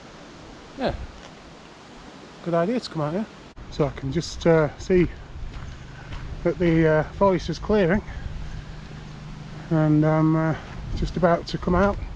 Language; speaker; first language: English; native; English